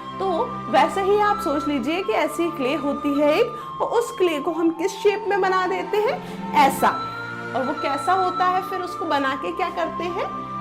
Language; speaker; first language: Hindi; non-native, local second language; Gujarati